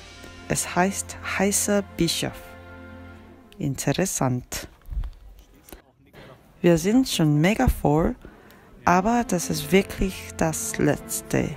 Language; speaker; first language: German; non-native, fluent; Korean